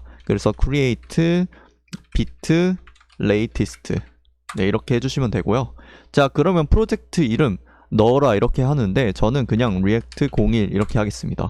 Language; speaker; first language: Korean; native; Korean